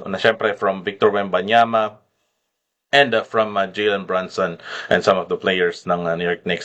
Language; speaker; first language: English; non-native, local second language; Filipino